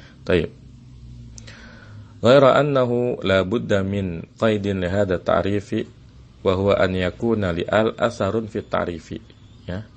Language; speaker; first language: Arabic; non-native, fluent; Indonesian